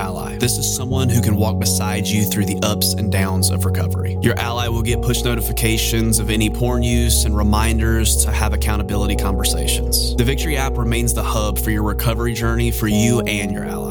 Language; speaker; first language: English; native; English